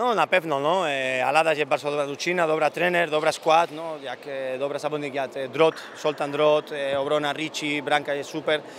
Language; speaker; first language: Polish; non-native, learner; Spanish